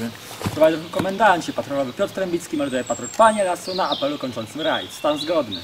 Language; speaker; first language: Polish; native; Polish